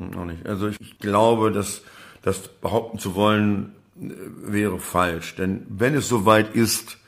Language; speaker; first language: German; native; German